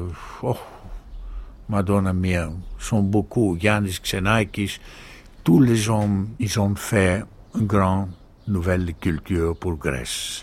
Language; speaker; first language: French; non-native, learner; Greek